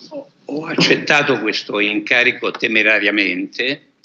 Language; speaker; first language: Italian; native; Italian